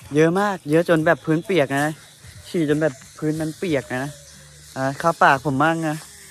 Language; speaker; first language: Thai; non-native, local second language; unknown